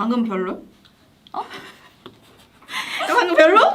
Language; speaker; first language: Korean; non-native, fluent; Chinese